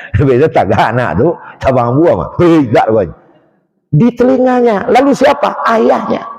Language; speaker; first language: Malay; non-native, local second language; Minangkabau